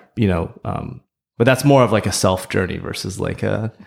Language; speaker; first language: English; native; English